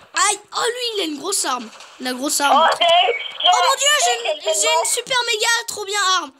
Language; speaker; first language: French; native; French